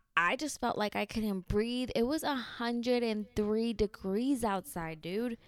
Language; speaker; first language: English; early bilingual, heritage; Spanish